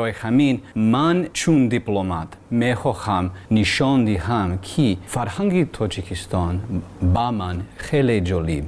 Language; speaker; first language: Tajik; non-native, learner; English